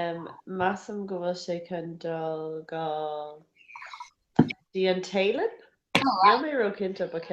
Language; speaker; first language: Irish; non-native, local second language; English